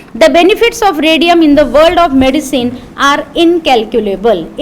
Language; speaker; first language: English; non-native, local second language; Marathi